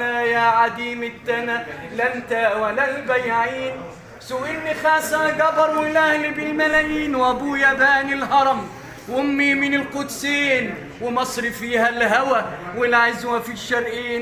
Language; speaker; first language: Arabic; native; Arabic